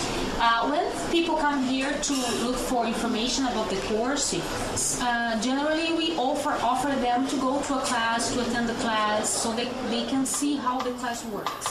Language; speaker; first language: English; non-native, fluent; Portuguese